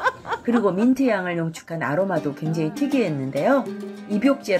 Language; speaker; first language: Korean; native; Korean